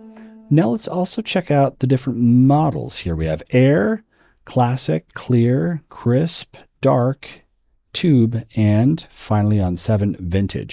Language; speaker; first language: English; native; English